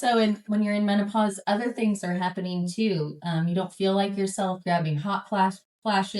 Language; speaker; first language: English; native; English